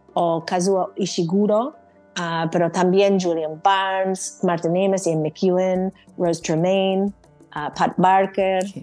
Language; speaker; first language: Spanish; non-native, fluent; English